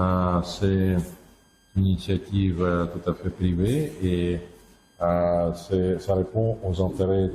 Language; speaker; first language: French; non-native, fluent; Russian